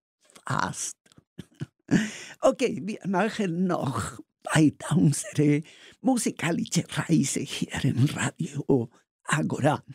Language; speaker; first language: German; non-native, learner; Spanish